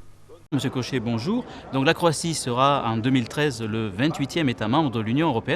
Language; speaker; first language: French; native; French